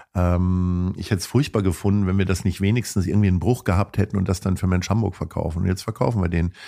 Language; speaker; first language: German; native; German